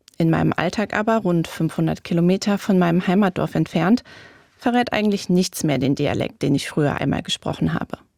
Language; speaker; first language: German; native; German